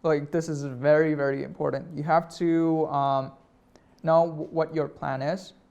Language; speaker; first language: English; non-native, fluent; Russian